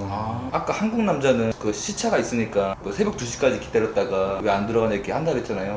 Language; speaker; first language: Korean; native; Korean